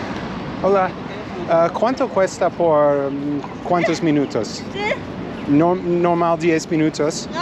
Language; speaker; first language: Spanish; non-native, learner; English